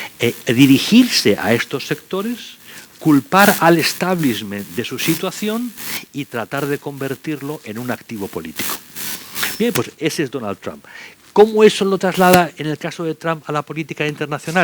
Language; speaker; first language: Spanish; native; Spanish